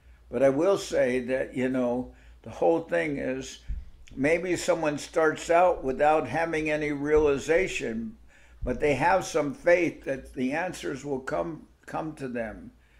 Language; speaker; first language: English; native; English